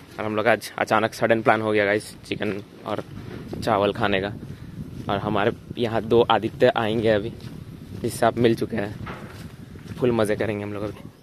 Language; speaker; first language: Hindi; native; Hindi